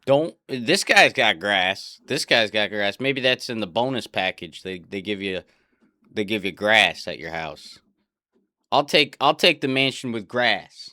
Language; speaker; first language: English; native; English